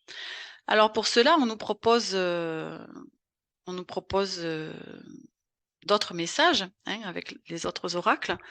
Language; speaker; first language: French; native; French